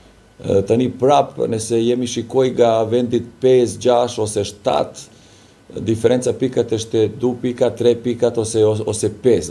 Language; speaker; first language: Albanian; non-native, learner; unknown